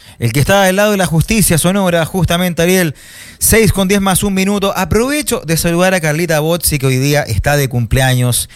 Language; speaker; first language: Spanish; native; Spanish